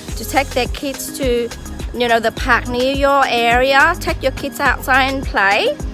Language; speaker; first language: English; non-native, fluent; Vietnamese